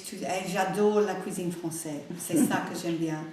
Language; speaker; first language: French; non-native, learner; English